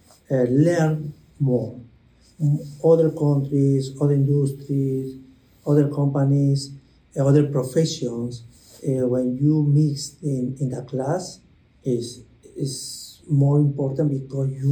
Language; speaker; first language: English; non-native, learner; Spanish